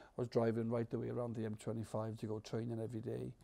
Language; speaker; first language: English; native; English